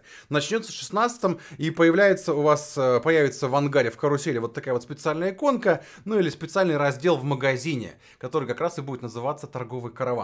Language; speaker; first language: Russian; native; Russian